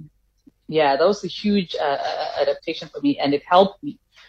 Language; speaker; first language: English; non-native, local second language; Tswana